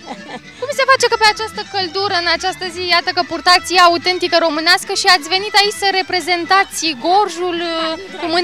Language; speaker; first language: Romanian; native; Romanian